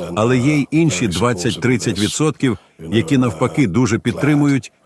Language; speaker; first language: Ukrainian; non-native, fluent; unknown